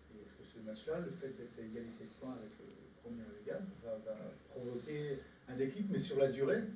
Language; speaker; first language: French; native; French